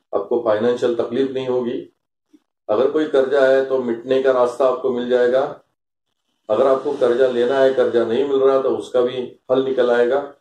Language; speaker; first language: Hindi; non-native, local second language; Marathi